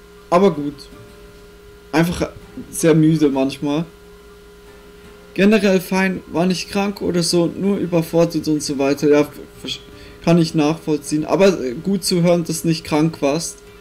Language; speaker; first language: German; native; German